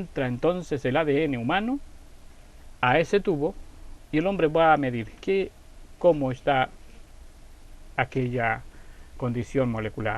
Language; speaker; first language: Spanish; native; Spanish